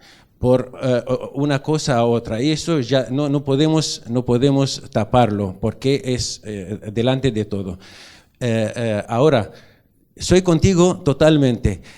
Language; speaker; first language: Spanish; non-native, learner; Arabic